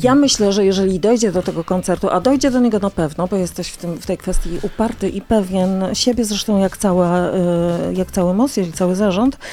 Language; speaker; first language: Polish; native; Polish